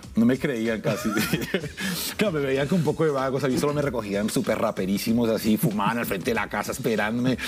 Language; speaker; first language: Spanish; native; Spanish